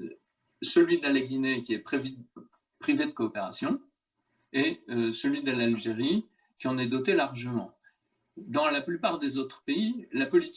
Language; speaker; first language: French; native; French